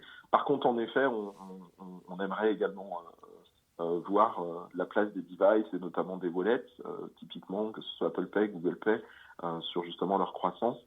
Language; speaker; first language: French; native; French